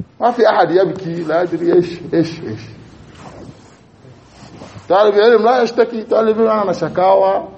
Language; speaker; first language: Arabic; non-native, fluent; Swahili